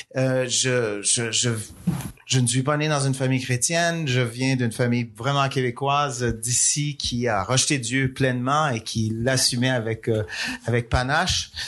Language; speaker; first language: French; native; French